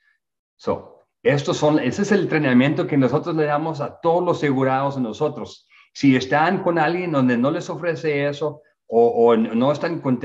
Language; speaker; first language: Spanish; early bilingual, other home language; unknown